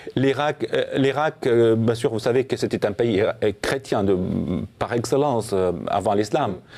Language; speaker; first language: French; non-native, fluent; Assyrian Neo-Aramaic